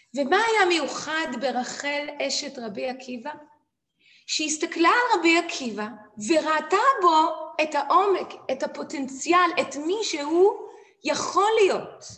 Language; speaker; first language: Hebrew; native; Hebrew